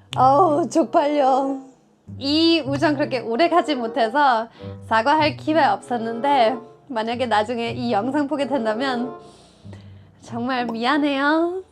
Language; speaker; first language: Korean; non-native, fluent; German